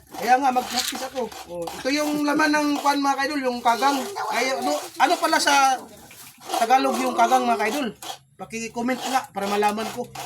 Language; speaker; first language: Filipino; non-native, local second language; Cebuano